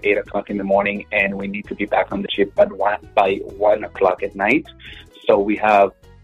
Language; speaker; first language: English; non-native, fluent; Hebrew